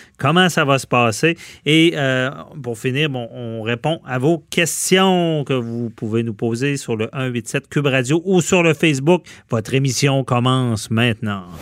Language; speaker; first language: French; native; French